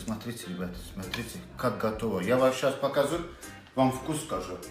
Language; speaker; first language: Russian; non-native, local second language; Azerbaijani